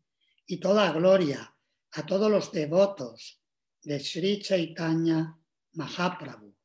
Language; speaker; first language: Spanish; native; Spanish